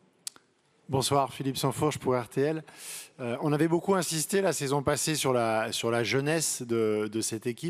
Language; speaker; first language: French; native; French